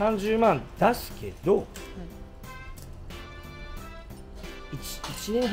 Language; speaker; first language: Japanese; native; Japanese